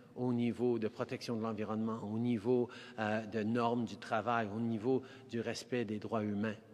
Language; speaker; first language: French; early bilingual, heritage; French